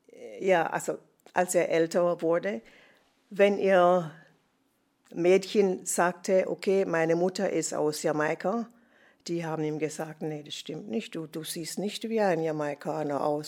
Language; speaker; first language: German; non-native, fluent; English